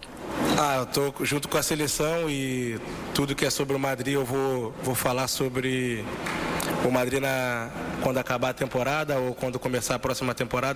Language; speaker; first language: Spanish; non-native, learner; Portuguese